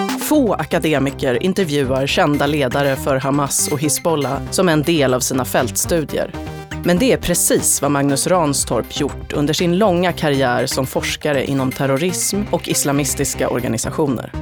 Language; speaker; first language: Swedish; native; Swedish